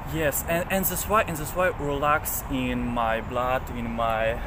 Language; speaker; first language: English; non-native, learner; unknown